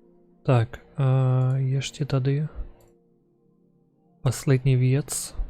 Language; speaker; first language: Czech; non-native, learner; Ukrainian